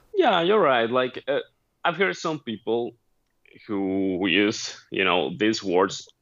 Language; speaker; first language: English; non-native, fluent; Spanish